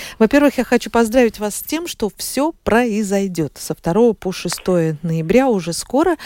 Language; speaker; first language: Russian; native; Russian